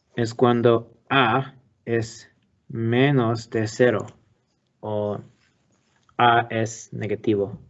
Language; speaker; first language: Spanish; non-native, learner; English